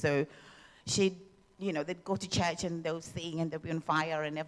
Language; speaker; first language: English; non-native, local second language; Shona